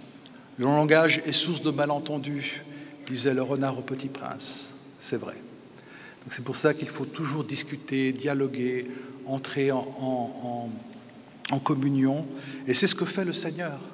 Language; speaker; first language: French; native; French